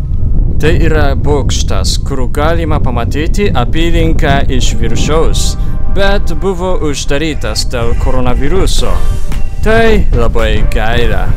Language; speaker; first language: Lithuanian; non-native, fluent; Japanese